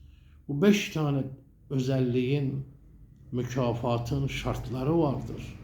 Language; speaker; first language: Turkish; native; Turkish